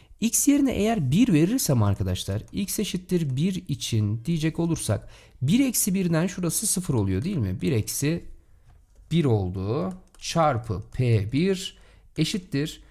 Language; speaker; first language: Turkish; native; Turkish